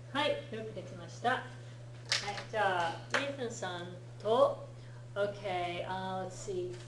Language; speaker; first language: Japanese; non-native, fluent; English